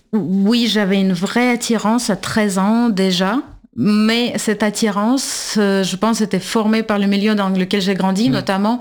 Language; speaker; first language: French; non-native, fluent; Russian